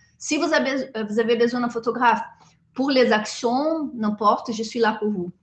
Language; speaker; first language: French; non-native, fluent; Portuguese